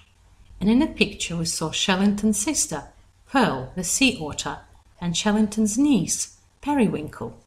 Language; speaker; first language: English; native; English